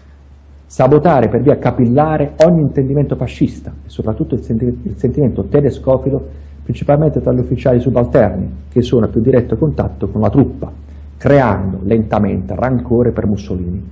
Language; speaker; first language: Italian; native; Italian